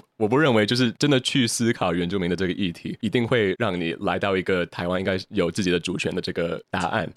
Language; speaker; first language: Chinese; early bilingual, heritage; Chinese